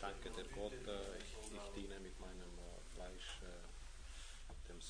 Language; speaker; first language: German; non-native, learner; Hungarian